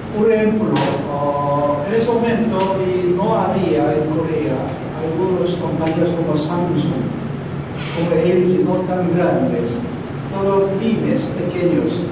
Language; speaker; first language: Spanish; non-native, learner; Korean